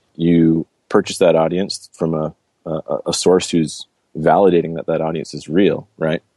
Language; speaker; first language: English; native; English